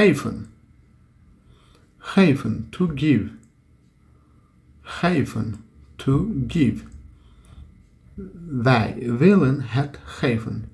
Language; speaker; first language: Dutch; non-native, learner; Turkish